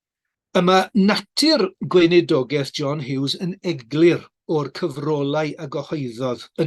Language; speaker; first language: Welsh; native; Welsh